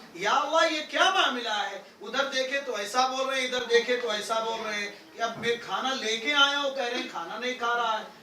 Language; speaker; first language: Urdu; native; Urdu